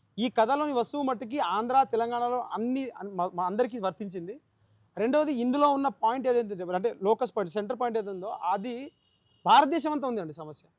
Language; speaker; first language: Telugu; native; Telugu